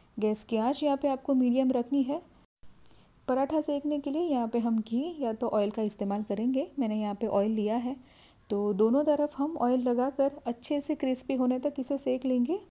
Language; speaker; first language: Hindi; non-native, local second language; Gujarati